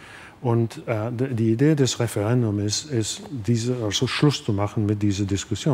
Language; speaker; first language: German; non-native, fluent; English